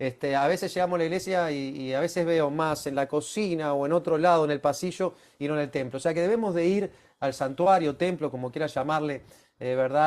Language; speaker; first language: Spanish; native; Spanish